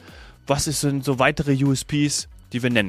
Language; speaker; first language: German; native; German